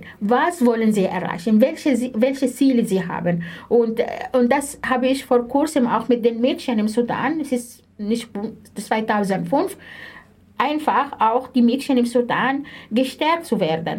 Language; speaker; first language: German; non-native, fluent; Arabic